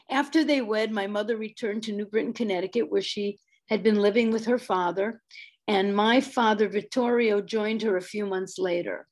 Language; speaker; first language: English; native; English